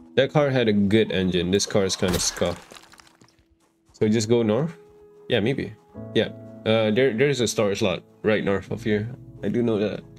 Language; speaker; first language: English; non-native, local second language; Malay